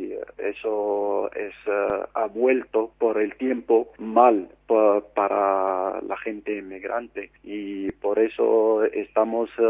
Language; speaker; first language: Spanish; non-native, fluent; Arabic